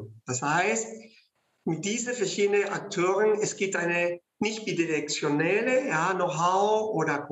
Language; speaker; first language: German; non-native, fluent; Spanish